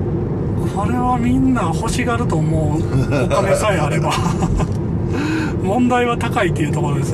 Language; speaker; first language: Japanese; native; Japanese